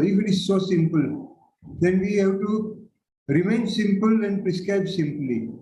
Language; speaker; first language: English; non-native, local second language; Hindi